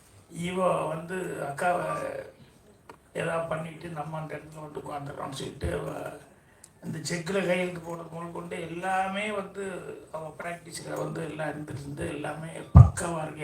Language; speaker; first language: Tamil; native; Tamil